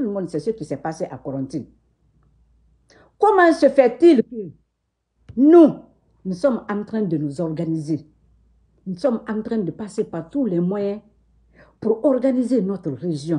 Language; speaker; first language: French; non-native, local second language; Susu